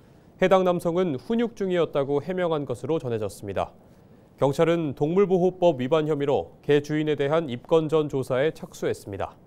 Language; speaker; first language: Korean; native; Korean